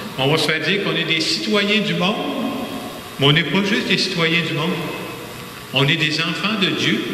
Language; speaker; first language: French; native; French